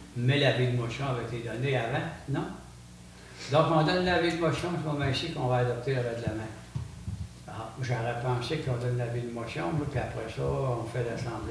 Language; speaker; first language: French; native; French